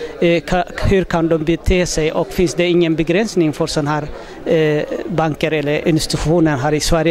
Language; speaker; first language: Swedish; non-native, fluent; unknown